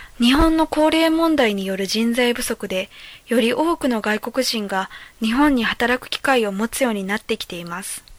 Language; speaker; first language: Japanese; native; Japanese